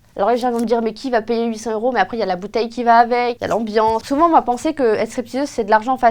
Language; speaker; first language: French; native; French